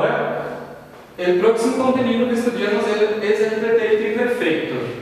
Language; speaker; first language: Spanish; non-native, fluent; Portuguese